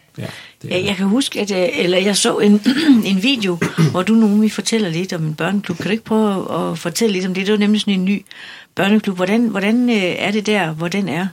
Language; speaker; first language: Danish; native; Danish